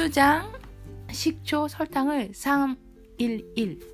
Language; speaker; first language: Japanese; non-native, fluent; Korean